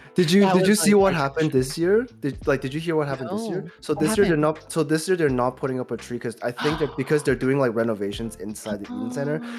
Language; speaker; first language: English; early bilingual, other home language; Chinese